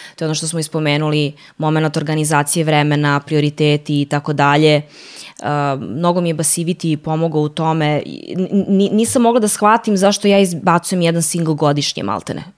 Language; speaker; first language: Serbian; early bilingual, heritage; Serbian